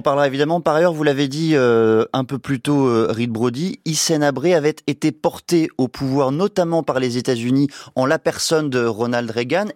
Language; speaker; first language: French; native; French